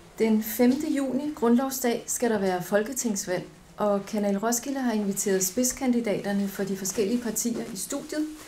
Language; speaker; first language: Danish; native; Danish